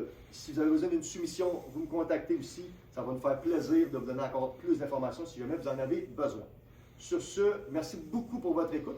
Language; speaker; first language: French; native; French